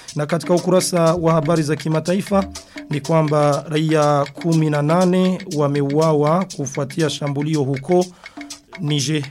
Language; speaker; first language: Swahili; non-native, local second language; Rundi